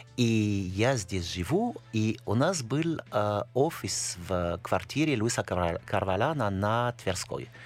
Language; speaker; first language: Russian; non-native, fluent; French